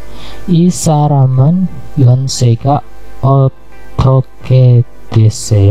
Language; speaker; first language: Korean; non-native, learner; Indonesian